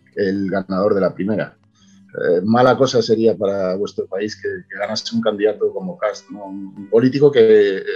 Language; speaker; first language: Spanish; native; Spanish